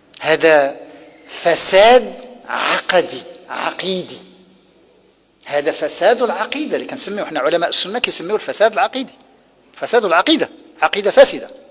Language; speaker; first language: Arabic; native; Arabic